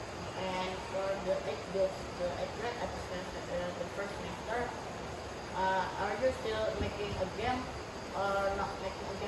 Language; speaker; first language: English; non-native, learner; Indonesian